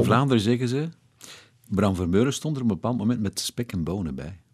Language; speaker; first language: Dutch; native; Dutch